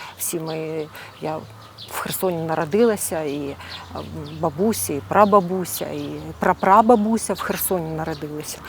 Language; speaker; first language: Ukrainian; non-native, local second language; Russian